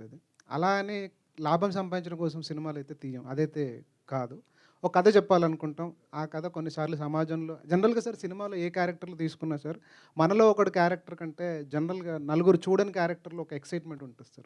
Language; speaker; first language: Telugu; native; Telugu